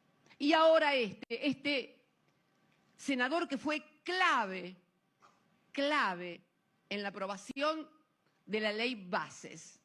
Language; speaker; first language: Spanish; native; Spanish